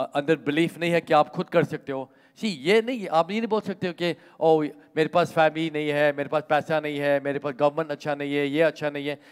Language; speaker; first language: Hindi; native; Hindi